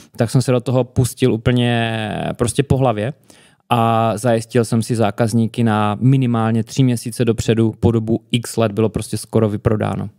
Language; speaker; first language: Czech; native; Czech